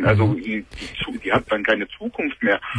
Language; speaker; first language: German; early bilingual, other home language; Turkish